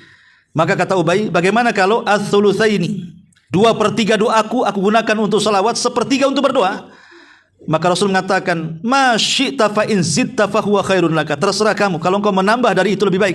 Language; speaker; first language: Indonesian; native; Indonesian